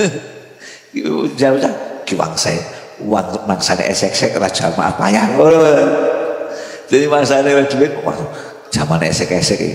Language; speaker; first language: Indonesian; non-native, local second language; Javanese